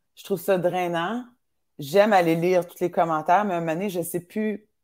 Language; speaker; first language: French; native; French